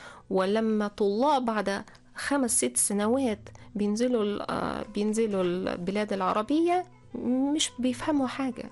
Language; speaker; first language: Arabic; non-native, fluent; Russian